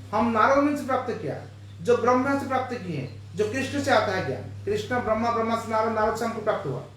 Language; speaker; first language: Hindi; non-native, local second language; Bangla